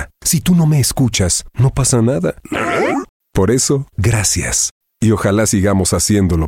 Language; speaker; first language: Spanish; native; Spanish